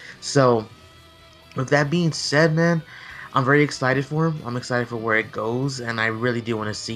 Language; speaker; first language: English; native; English